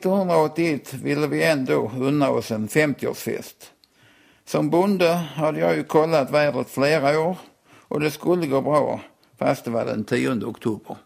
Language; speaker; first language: Swedish; native; Swedish